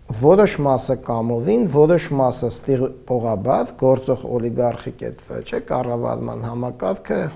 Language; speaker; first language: Armenian; native; Armenian